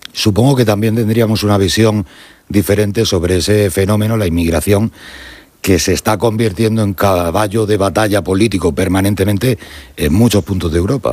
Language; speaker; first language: Spanish; native; Spanish